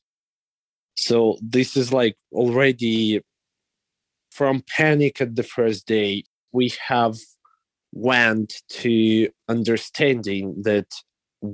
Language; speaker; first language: English; non-native, fluent; Russian